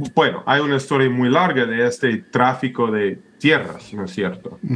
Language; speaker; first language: Spanish; non-native, fluent; English